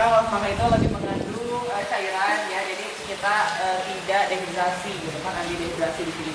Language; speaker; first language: Indonesian; native; Indonesian